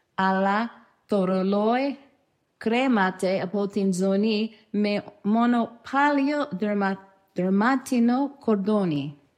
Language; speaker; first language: Greek; non-native, learner; English